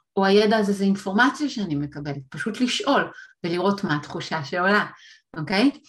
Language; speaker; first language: Hebrew; native; Hebrew